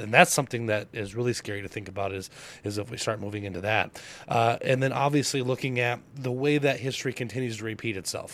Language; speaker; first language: English; native; English